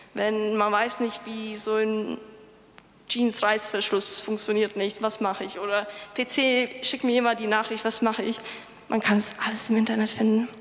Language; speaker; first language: German; non-native, fluent; Lithuanian